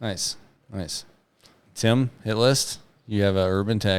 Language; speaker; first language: English; native; English